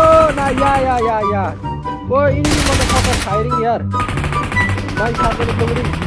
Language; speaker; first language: English; non-native, learner; Nepali